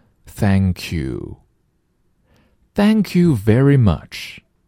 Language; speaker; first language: English; non-native, fluent; Chinese